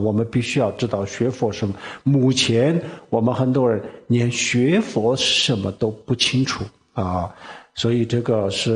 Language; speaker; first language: Chinese; non-native, local second language; Tibetan